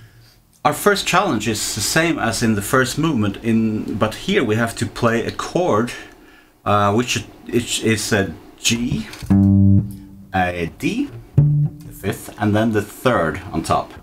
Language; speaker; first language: English; non-native, fluent; Norwegian